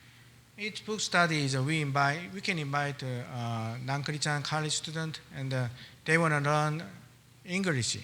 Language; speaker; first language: English; non-native, learner; Korean